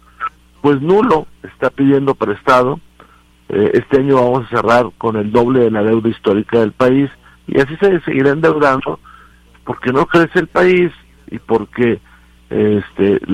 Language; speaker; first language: Spanish; native; Spanish